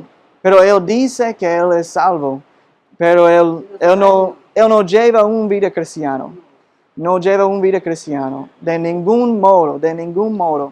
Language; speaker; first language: Spanish; non-native, fluent; English